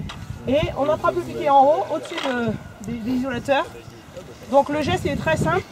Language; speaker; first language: French; native; French